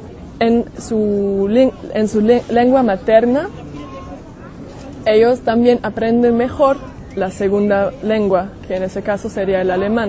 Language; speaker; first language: Spanish; non-native, fluent; German